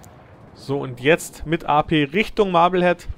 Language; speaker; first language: German; native; German